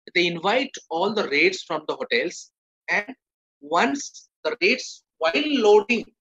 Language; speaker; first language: English; non-native, local second language; Odia